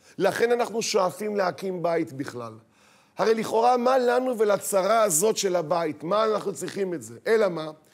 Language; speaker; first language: Hebrew; native; Hebrew